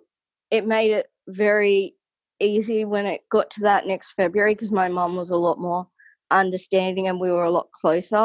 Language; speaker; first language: English; native; English